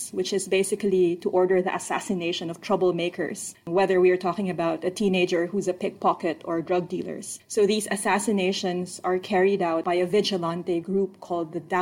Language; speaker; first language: English; non-native, local second language; Filipino